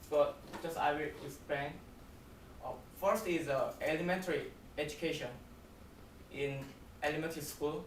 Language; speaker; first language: English; non-native, learner; Korean